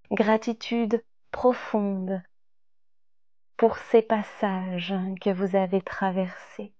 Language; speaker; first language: French; native; French